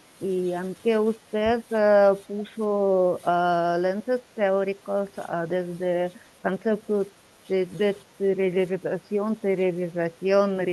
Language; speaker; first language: Spanish; non-native, learner; Russian